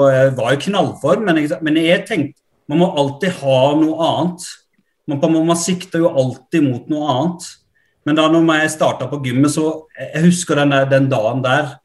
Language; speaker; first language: Norwegian; early bilingual, other home language; Arabic